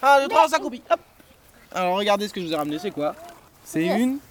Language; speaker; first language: French; native; French